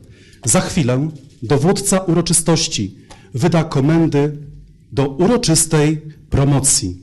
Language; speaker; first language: Polish; native; Polish